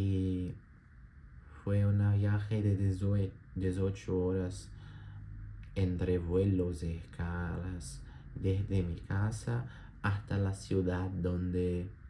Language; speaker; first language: Spanish; non-native, learner; Portuguese